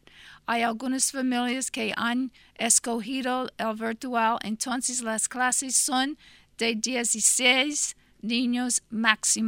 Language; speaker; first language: Spanish; non-native, fluent; English